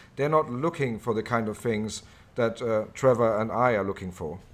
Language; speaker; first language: English; non-native, fluent; German